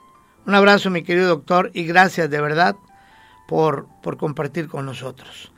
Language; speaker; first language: Spanish; native; Spanish